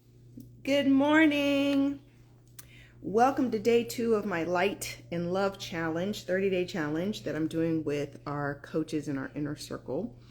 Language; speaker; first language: English; native; English